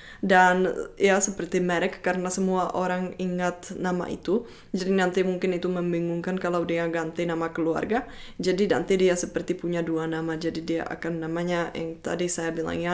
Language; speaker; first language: Indonesian; non-native, fluent; Czech